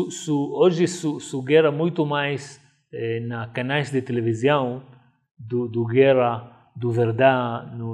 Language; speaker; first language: Portuguese; non-native, fluent; Arabic